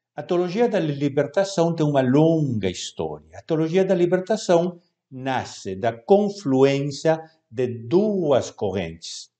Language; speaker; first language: Portuguese; non-native, fluent; Spanish